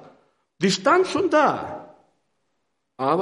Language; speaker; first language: German; non-native, fluent; Russian